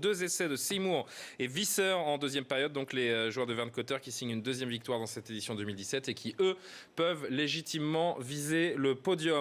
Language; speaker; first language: French; native; French